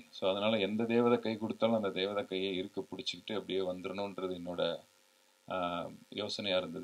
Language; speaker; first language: Tamil; native; Tamil